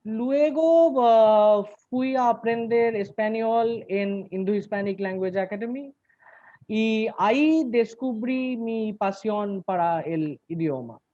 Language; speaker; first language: Spanish; non-native, learner; Bangla